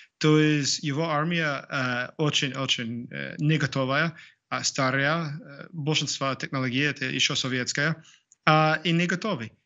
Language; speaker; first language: Russian; non-native, fluent; English